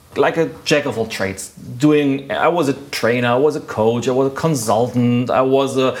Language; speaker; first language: English; non-native, fluent; German